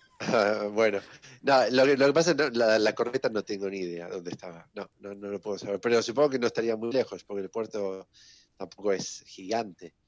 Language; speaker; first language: Spanish; native; Spanish